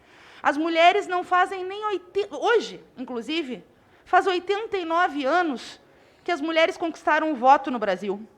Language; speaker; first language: Portuguese; native; Portuguese